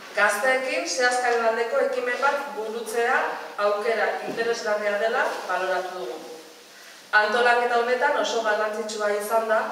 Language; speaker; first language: Basque; native; Basque